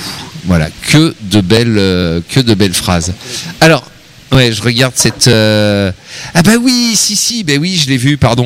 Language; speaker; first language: French; native; French